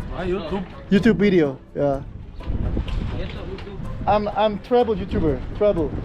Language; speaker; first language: English; non-native, learner; Korean